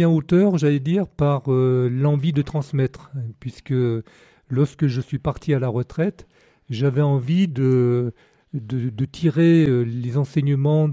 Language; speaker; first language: French; native; French